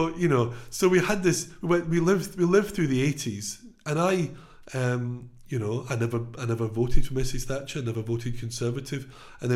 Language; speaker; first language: English; native; English